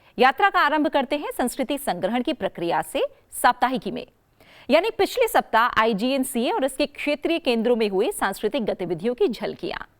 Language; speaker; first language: Hindi; native; Hindi